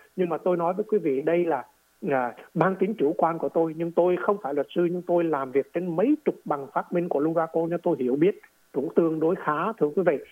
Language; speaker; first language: Vietnamese; native; Vietnamese